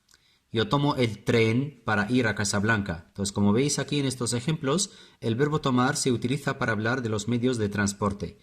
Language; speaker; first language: Spanish; non-native, fluent; Arabic